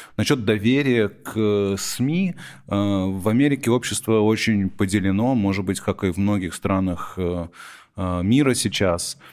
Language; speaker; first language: Russian; early bilingual, heritage; Russian